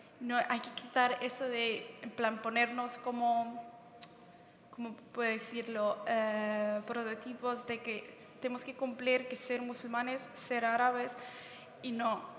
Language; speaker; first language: Spanish; early bilingual, other home language; Berber languages